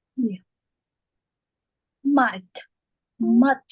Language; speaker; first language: English; non-native, learner; Vietnamese